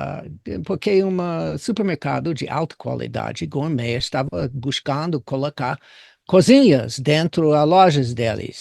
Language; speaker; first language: Portuguese; non-native, fluent; English